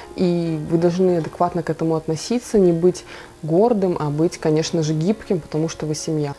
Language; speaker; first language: Russian; native; Russian